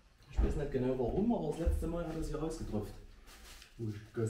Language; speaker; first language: German; native; German